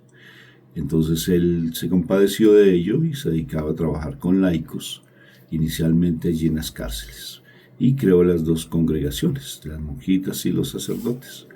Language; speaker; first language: Spanish; native; Spanish